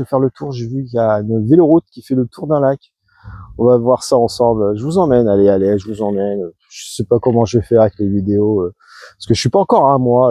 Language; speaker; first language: French; native; French